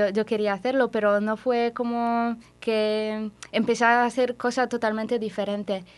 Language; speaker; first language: Spanish; non-native, fluent; Polish